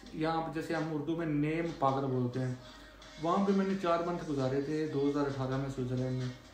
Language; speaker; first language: Urdu; non-native, local second language; Punjabi